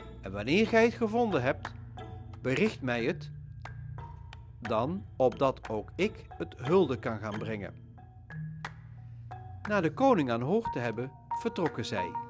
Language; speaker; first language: Dutch; native; Dutch